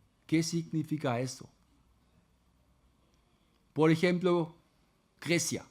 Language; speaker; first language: Spanish; non-native, fluent; German